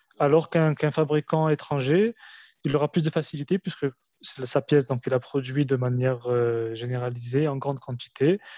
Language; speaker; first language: French; early bilingual, other home language; Arabic